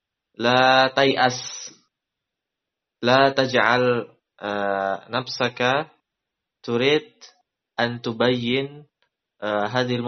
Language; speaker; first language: Arabic; non-native, fluent; Indonesian